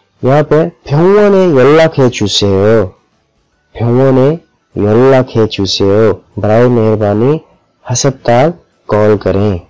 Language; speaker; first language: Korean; non-native, fluent; Urdu